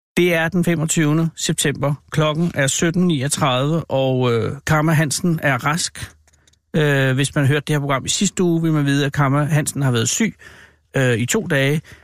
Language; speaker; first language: Danish; native; Danish